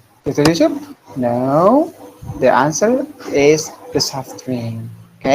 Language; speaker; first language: English; non-native, fluent; Indonesian